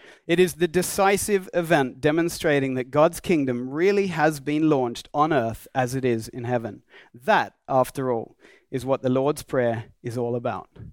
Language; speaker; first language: English; native; English